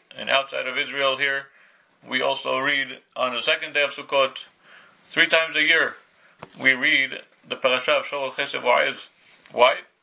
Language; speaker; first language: English; native; English